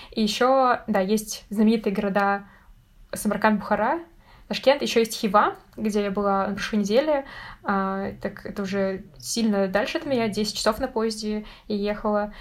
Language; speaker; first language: Russian; native; Russian